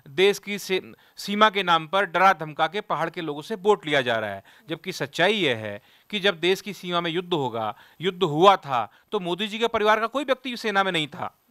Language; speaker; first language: Hindi; native; Hindi